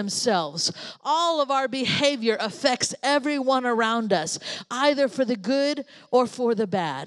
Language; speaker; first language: English; native; English